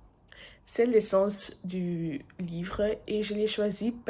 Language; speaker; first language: French; non-native, learner; English